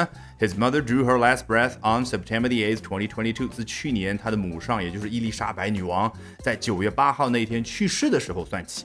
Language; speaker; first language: Chinese; native; Chinese